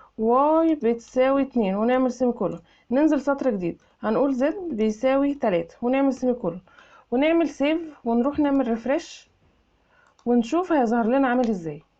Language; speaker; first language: Arabic; native; Arabic